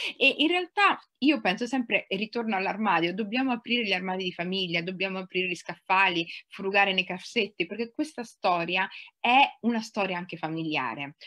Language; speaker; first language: Italian; early bilingual, other home language; Somali